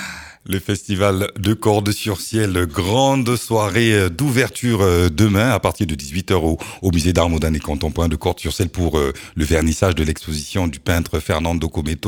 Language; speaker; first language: French; native; French